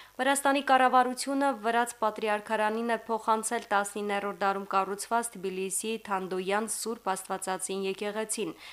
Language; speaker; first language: Armenian; native; Armenian